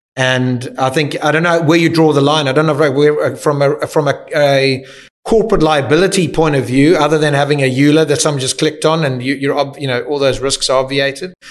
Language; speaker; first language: English; native; English